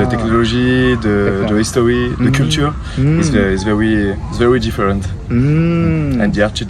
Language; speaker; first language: English; non-native, learner; French